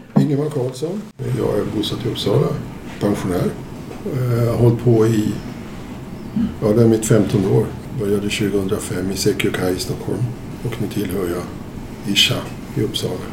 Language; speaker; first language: Swedish; native; Swedish